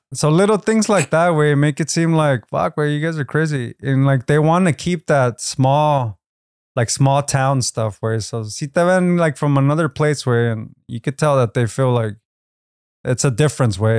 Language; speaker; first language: English; early bilingual, other home language; Spanish